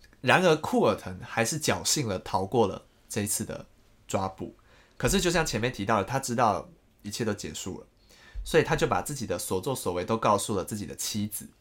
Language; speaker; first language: Chinese; native; Chinese